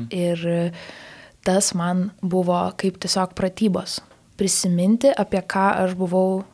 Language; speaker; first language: Lithuanian; native; Lithuanian